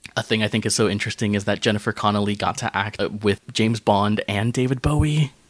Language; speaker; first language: English; native; English